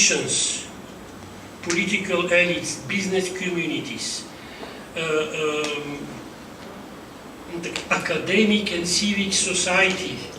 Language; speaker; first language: English; non-native, fluent; Bulgarian